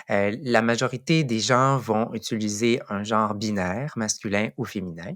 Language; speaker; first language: French; native; French